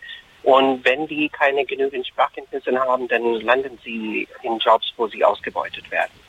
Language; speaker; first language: German; non-native, fluent; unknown